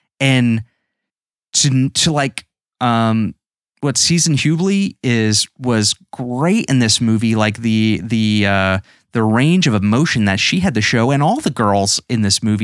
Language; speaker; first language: English; native; English